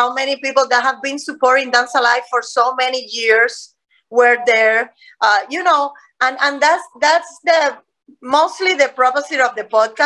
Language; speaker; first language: English; non-native, fluent; Spanish